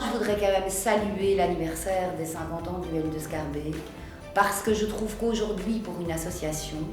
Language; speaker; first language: French; native; French